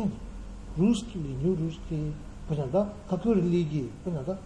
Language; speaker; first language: Russian; non-native, learner; Tibetan